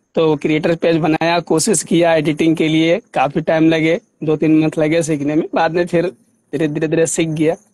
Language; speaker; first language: Hindi; native; Hindi